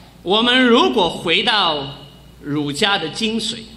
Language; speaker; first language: Chinese; native; Chinese